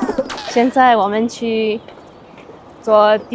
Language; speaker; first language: Chinese; non-native, learner; English